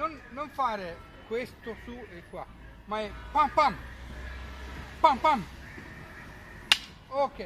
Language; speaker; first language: Italian; non-native, fluent; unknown